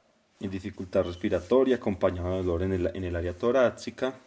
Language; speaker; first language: Spanish; native; Spanish